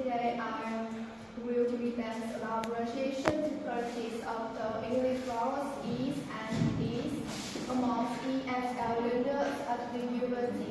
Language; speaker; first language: English; non-native, learner; Vietnamese